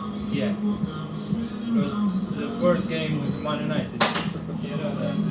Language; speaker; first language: English; non-native, learner; Romanian